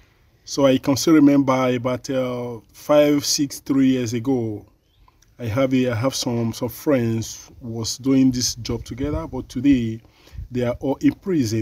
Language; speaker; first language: English; non-native, learner; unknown